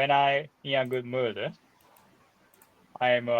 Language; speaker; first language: English; non-native, learner; Japanese